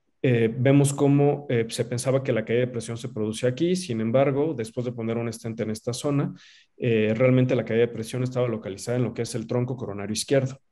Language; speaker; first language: Spanish; native; Spanish